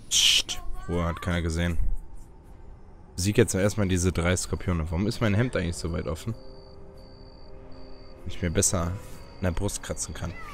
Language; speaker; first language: German; native; German